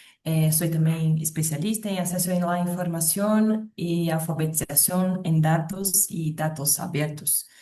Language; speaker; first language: Spanish; non-native, fluent; Portuguese